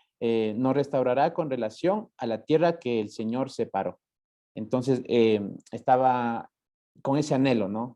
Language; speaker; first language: Spanish; native; Spanish